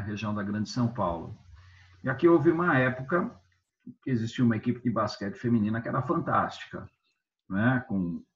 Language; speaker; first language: Portuguese; native; Portuguese